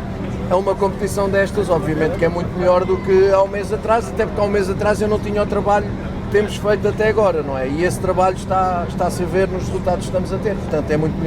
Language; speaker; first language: Portuguese; native; Portuguese